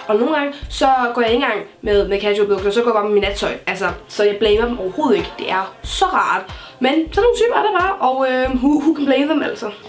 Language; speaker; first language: Danish; native; Danish